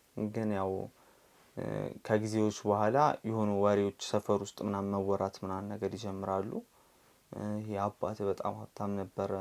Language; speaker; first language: Amharic; native; Amharic